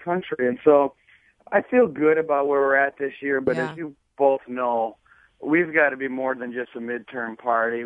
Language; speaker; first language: English; native; English